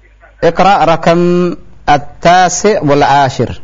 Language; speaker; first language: Arabic; non-native, fluent; Indonesian